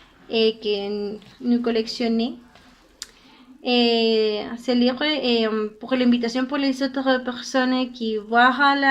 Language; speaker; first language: French; non-native, learner; Spanish